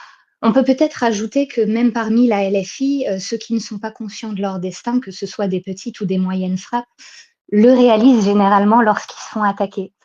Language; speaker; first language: French; native; French